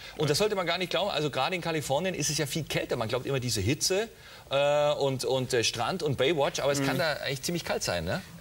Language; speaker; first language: German; native; German